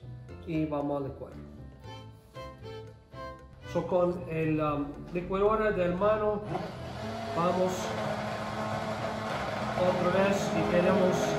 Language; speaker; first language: Spanish; non-native, fluent; English